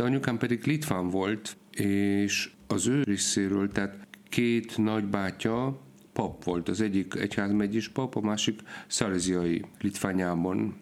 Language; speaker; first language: Hungarian; non-native, fluent; Polish